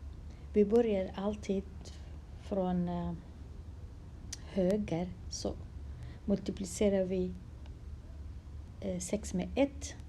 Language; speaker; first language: Swedish; non-native, fluent; Kurdish